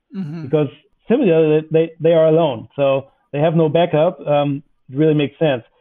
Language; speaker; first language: English; non-native, fluent; German